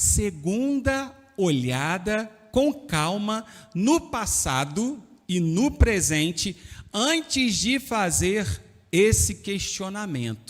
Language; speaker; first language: Portuguese; native; Portuguese